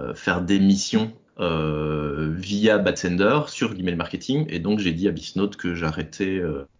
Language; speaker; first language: French; native; French